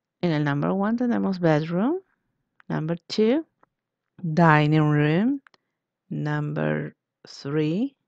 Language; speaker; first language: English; non-native, fluent; Spanish